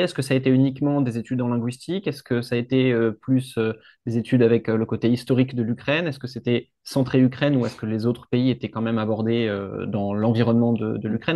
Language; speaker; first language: French; native; French